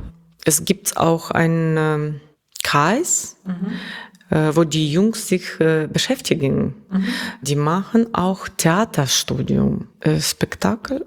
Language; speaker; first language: German; non-native, learner; Russian